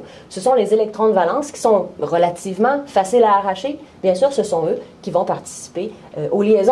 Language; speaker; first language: French; native; French